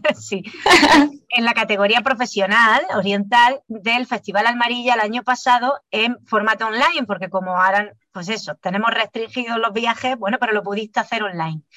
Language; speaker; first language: Spanish; native; Spanish